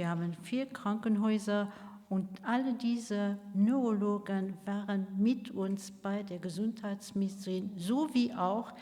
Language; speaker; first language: German; non-native, local second language; Luxembourgish